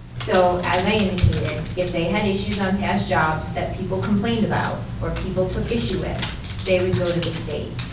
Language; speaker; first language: English; native; English